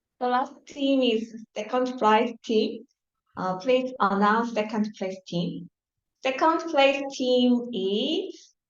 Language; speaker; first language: English; non-native, learner; Korean